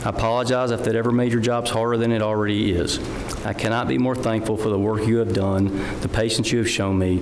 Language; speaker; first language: English; native; English